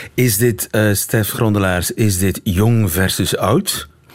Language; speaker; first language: Dutch; native; Dutch